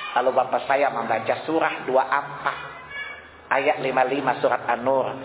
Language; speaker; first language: Indonesian; non-native, local second language; Sundanese